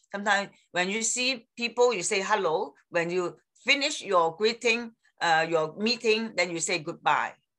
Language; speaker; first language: English; non-native, fluent; Chinese